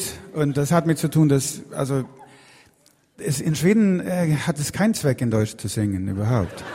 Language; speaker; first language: German; non-native, learner; Swedish